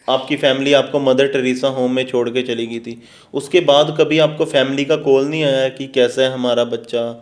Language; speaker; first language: Hindi; non-native, local second language; Punjabi